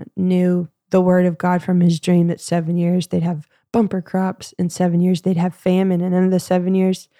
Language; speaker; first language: English; native; English